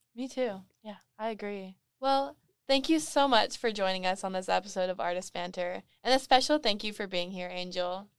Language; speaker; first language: English; native; English